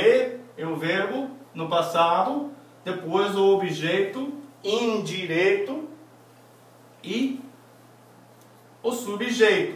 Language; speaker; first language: Portuguese; non-native, fluent; English